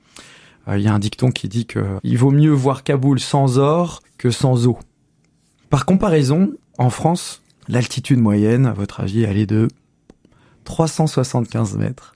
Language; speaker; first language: French; native; French